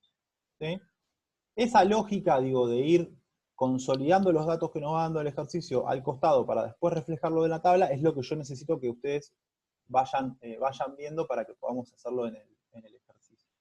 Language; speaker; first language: Spanish; native; Spanish